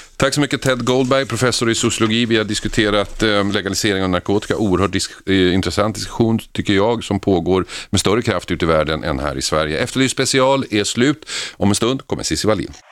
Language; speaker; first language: Swedish; native; Swedish